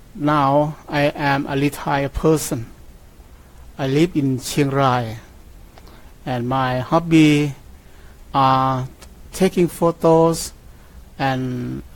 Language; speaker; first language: English; non-native, learner; Thai